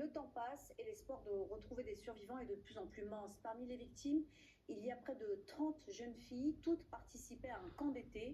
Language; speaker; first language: French; native; French